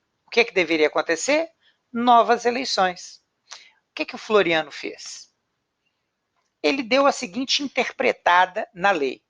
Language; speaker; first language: Portuguese; native; Portuguese